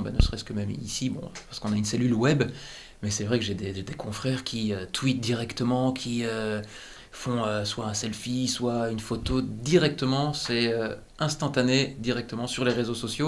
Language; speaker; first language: French; native; French